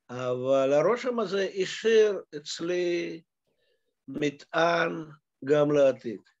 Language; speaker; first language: Hebrew; non-native, fluent; Russian